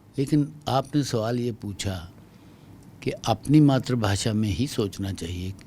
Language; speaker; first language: Hindi; non-native, local second language; Dogri